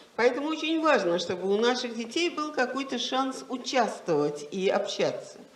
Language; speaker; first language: Russian; native; Russian